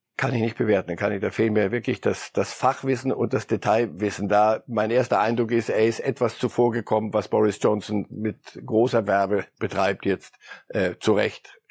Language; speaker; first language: German; early bilingual, other home language; Polish